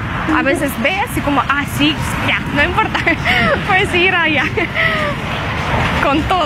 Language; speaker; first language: Spanish; non-native, fluent; Russian